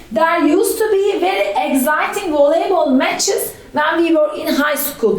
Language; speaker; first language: English; non-native, fluent; Turkish